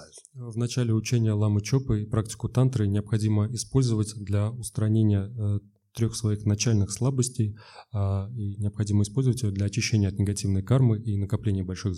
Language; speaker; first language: Russian; native; Russian